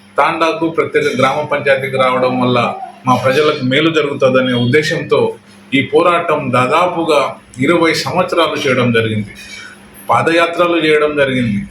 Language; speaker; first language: Telugu; non-native, local second language; Lambadi